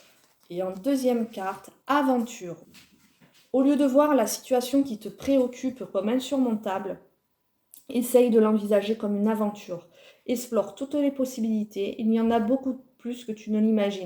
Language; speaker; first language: French; native; French